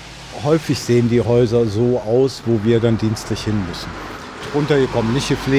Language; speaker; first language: German; native; German